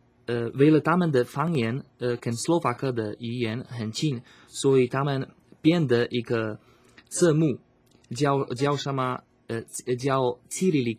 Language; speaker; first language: Chinese; non-native, learner; Slovak